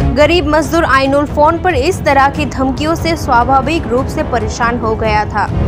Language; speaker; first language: Hindi; non-native, local second language; Bangla